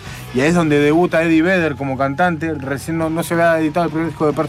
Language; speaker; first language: Spanish; native; Spanish